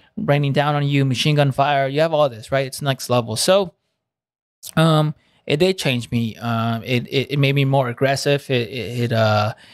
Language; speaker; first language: English; early bilingual, other home language; Spanish